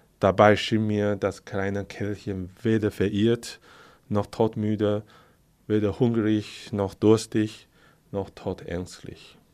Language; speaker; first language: German; non-native, fluent; Chinese